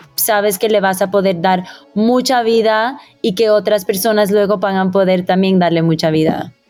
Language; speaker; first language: Spanish; early bilingual, heritage; Spanish